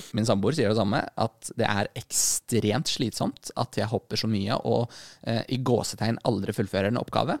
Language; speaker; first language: Norwegian; early bilingual, other home language; Arabic